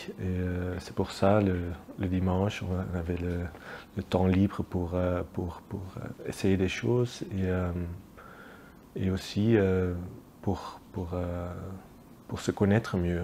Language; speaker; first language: French; non-native, local second language; Dutch